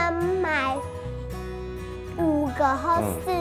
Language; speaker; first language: Chinese; early bilingual, other home language; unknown